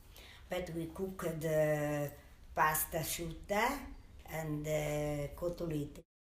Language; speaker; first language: English; non-native, learner; Italian